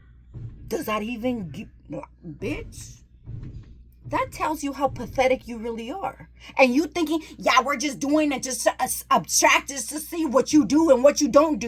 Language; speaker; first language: English; native; English